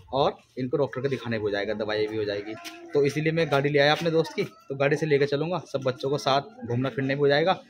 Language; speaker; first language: Hindi; native; Hindi